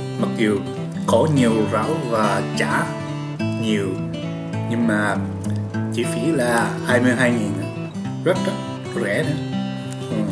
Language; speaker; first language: Vietnamese; non-native, learner; Japanese